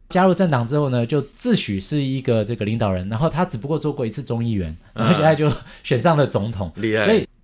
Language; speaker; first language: Chinese; native; Chinese